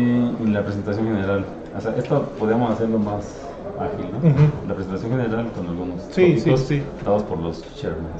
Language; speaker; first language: Spanish; native; Spanish